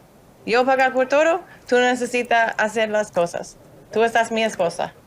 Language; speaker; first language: Spanish; non-native, learner; English